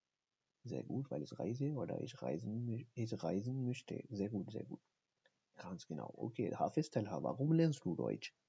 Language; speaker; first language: German; non-native, fluent; Urdu